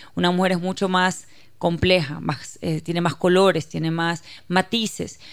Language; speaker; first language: Spanish; native; Spanish